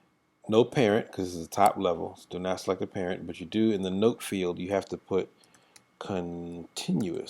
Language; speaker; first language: English; native; English